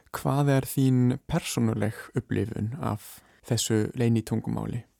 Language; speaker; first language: Icelandic; non-native, fluent; Polish